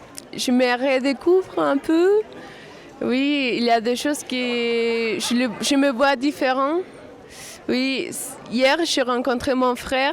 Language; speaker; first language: French; non-native, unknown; Spanish